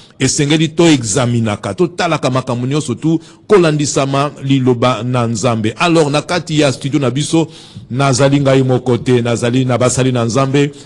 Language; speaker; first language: Lingala; native; Lingala